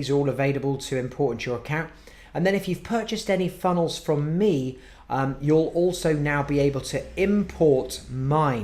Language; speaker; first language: English; native; English